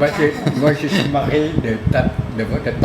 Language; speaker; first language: French; non-native, local second language; Vietnamese